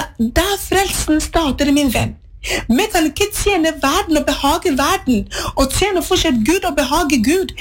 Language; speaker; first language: Norwegian; non-native, fluent; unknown